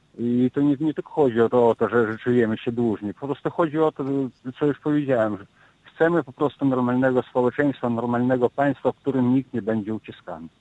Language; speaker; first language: Polish; early bilingual, heritage; Polish